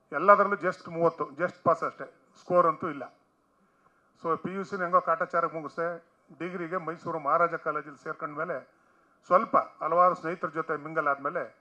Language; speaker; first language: Kannada; native; Kannada